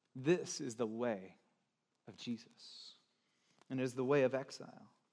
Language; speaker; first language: English; native; English